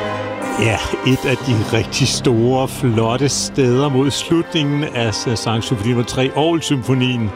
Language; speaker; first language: Danish; native; Danish